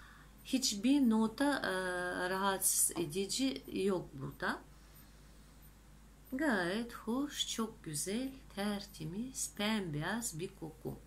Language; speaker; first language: Turkish; non-native, fluent; Russian